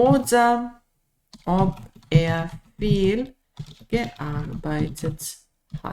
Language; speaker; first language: German; non-native, fluent; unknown